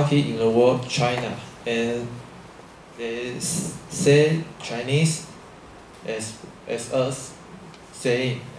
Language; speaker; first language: English; non-native, learner; Chinese